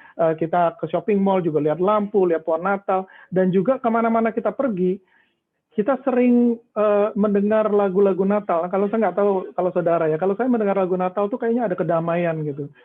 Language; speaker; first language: Indonesian; native; Indonesian